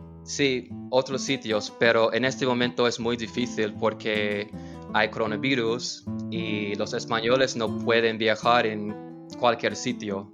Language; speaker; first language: Spanish; non-native, fluent; English